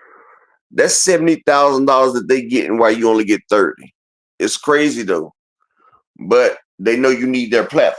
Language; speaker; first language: English; native; English